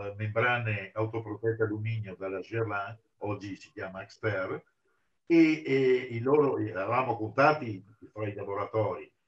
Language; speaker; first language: Italian; native; Italian